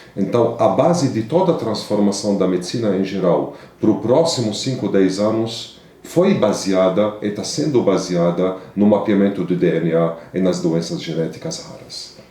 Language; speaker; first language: Portuguese; non-native, fluent; Arabic